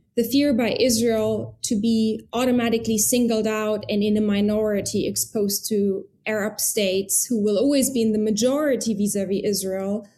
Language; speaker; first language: English; non-native, fluent; German